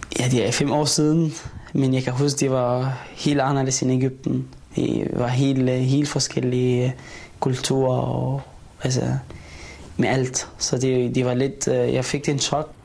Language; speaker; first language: Danish; non-native, fluent; Arabic